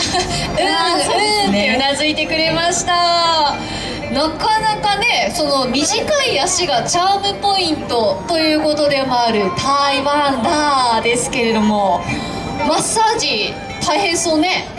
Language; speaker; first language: Japanese; native; Japanese